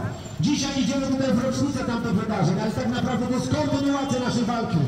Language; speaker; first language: Polish; native; Polish